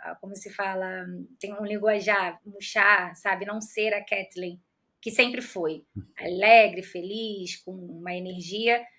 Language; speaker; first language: Portuguese; native; Portuguese